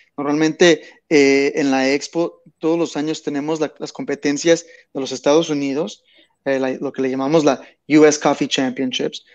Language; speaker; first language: Spanish; early bilingual, heritage; Spanish